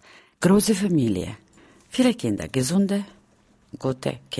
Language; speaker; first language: German; non-native, fluent; Romany